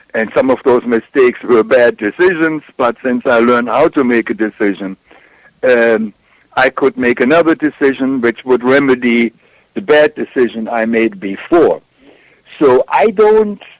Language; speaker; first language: English; non-native, fluent; German